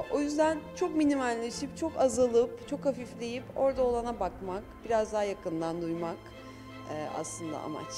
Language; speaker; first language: Turkish; native; Turkish